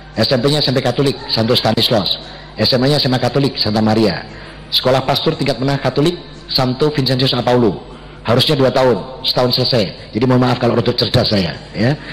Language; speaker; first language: Indonesian; native; Indonesian